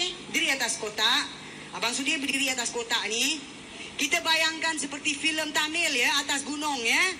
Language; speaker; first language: Malay; native; Malay